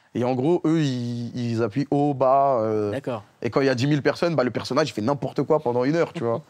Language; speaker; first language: French; native; French